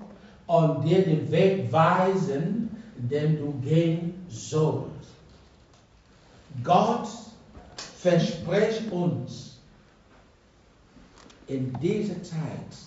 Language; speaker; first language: German; non-native, fluent; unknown